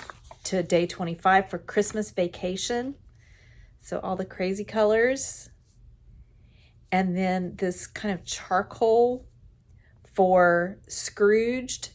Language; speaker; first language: English; native; English